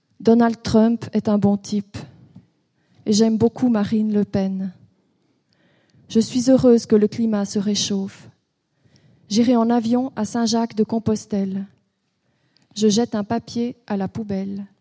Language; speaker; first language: French; native; French